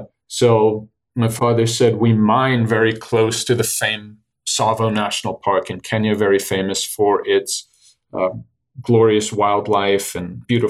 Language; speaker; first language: English; native; English